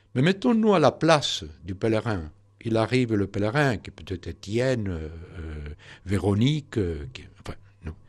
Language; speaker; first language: French; non-native, fluent; Spanish